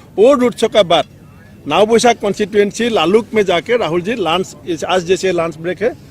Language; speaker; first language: Hindi; non-native, local second language; Assamese